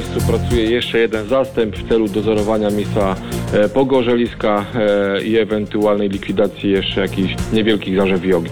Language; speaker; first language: Polish; native; Polish